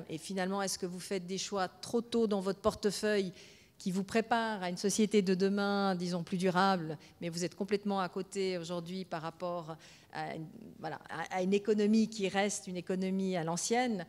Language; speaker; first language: French; native; French